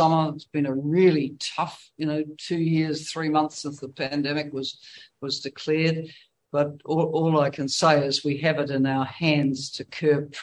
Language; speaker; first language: English; native; English